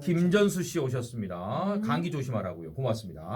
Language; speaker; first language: Korean; native; Korean